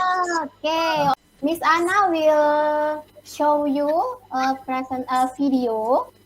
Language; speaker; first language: English; non-native, learner; Indonesian